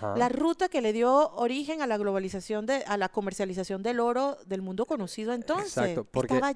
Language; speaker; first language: Spanish; native; Spanish